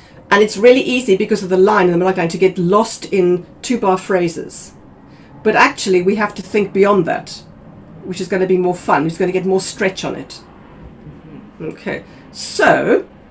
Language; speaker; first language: English; native; English